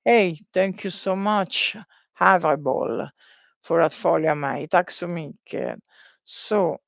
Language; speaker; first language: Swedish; non-native, learner; Italian